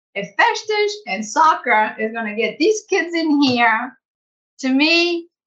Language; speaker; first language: English; early bilingual, other home language; Portuguese